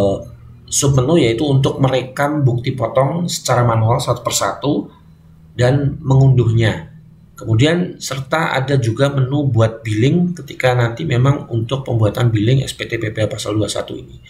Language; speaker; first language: Indonesian; native; Indonesian